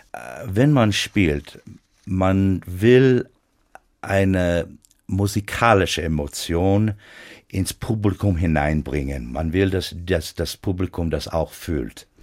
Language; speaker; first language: German; non-native, fluent; English